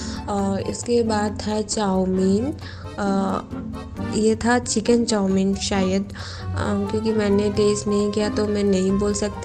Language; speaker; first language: Hindi; non-native, local second language; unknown